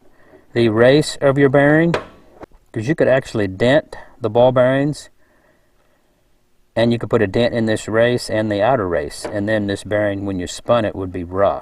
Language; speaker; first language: English; native; English